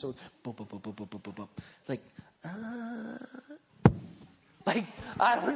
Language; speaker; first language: English; native; English